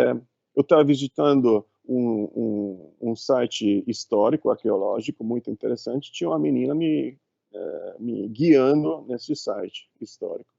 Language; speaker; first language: Portuguese; non-native, fluent; Italian